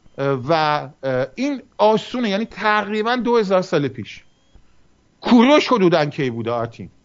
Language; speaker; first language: Persian; early bilingual, heritage; Persian